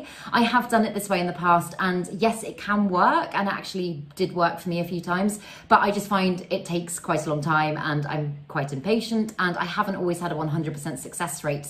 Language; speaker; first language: English; native; English